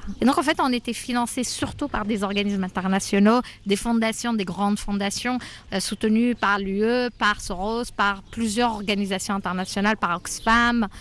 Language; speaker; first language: French; non-native, local second language; Arabic